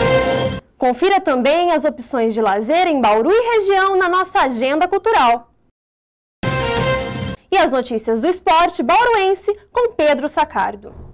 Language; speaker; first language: Portuguese; native; Portuguese